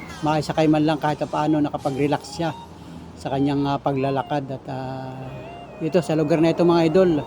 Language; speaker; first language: Filipino; native; Filipino